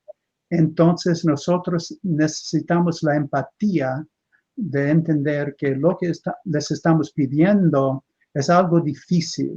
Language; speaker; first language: Spanish; non-native, fluent; English